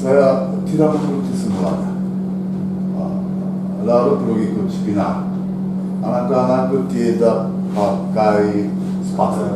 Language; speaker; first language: Indonesian; non-native, learner; Japanese